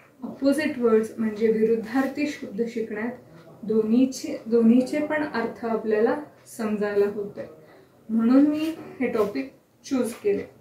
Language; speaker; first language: Marathi; non-native, local second language; Kannada